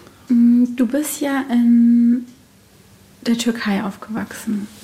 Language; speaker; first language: German; native; German